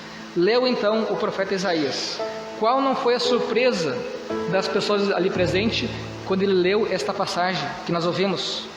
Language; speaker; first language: Portuguese; native; Portuguese